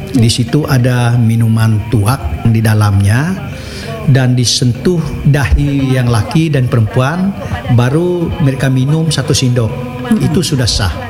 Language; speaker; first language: Indonesian; non-native, local second language; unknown